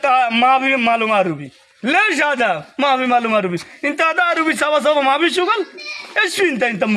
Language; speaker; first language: Arabic; non-native, learner; Bangla